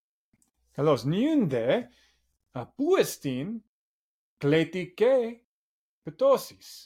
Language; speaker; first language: Greek; non-native, learner; English